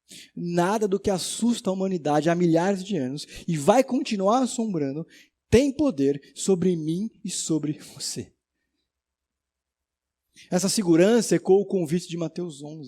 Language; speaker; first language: Portuguese; native; Portuguese